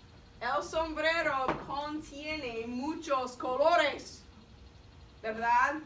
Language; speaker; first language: Spanish; non-native, fluent; English